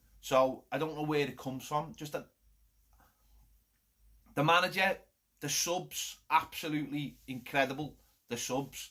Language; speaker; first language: English; native; English